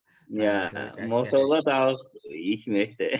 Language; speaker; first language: German; non-native, learner; Azerbaijani